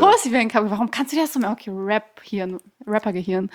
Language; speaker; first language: German; early bilingual, other home language; Persian